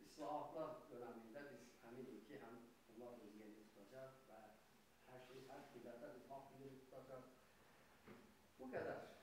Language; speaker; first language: Azerbaijani; non-native, local second language; Talysh